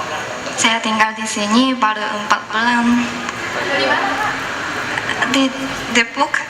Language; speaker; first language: Indonesian; non-native, learner; Japanese